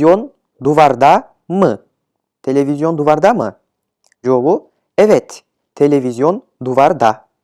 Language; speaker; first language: Turkish; non-native, fluent; Kyrgyz